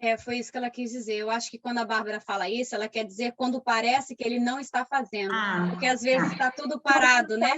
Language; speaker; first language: Portuguese; native; Portuguese